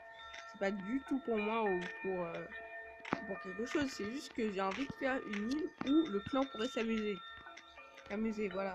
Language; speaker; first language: French; native; French